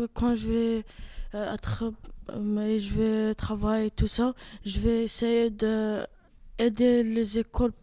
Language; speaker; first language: French; non-native, learner; Arabic